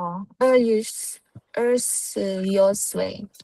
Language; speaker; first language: Chinese; non-native, learner; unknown